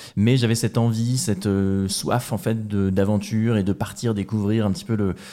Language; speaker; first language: French; native; French